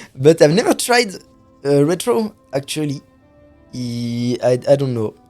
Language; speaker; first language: English; non-native, fluent; French